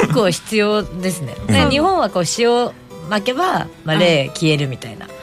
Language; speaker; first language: Japanese; native; Japanese